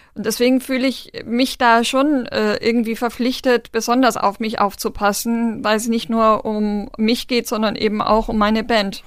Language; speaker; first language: German; non-native, local second language; Romany